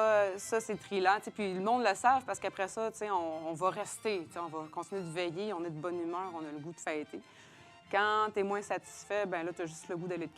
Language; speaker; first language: French; native; French